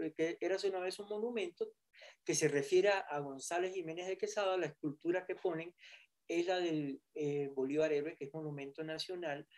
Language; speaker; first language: Spanish; native; Spanish